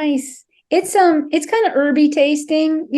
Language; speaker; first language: English; native; English